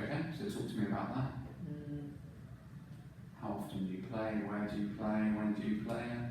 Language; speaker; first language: English; non-native, fluent; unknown